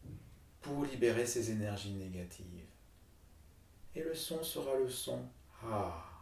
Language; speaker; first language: French; native; French